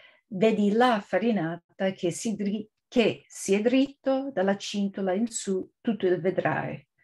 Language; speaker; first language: Italian; non-native, fluent; English